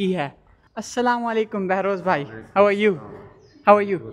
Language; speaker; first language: English; non-native, learner; Urdu